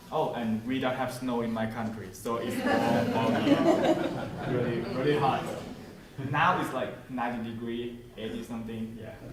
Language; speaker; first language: English; non-native, learner; Thai